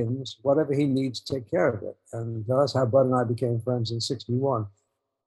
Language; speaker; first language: English; native; English